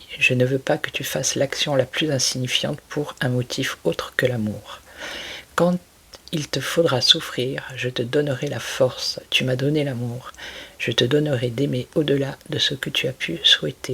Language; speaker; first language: French; native; French